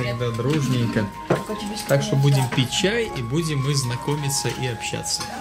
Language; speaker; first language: Russian; native; Russian